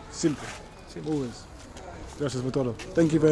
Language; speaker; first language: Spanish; non-native, learner; English